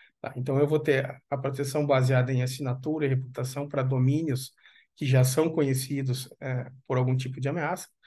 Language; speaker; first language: Portuguese; native; Portuguese